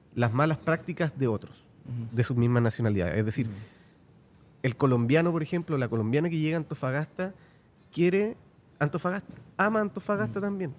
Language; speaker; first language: Spanish; native; Spanish